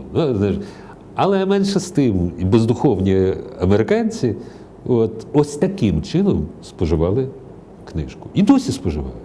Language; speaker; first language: Ukrainian; non-native, local second language; Russian